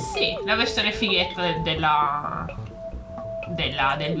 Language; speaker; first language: Italian; native; Italian